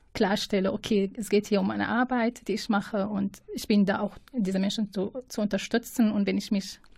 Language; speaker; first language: German; non-native, fluent; Arabic